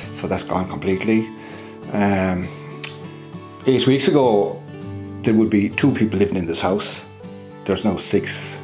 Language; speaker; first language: English; native; English